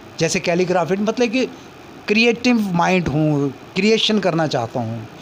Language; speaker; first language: Urdu; non-native, local second language; Punjabi